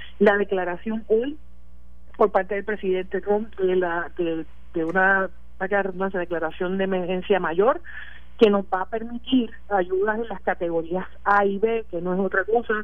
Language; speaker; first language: Spanish; native; Spanish